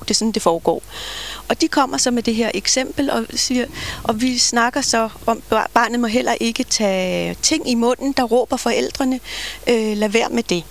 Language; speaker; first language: Danish; native; Danish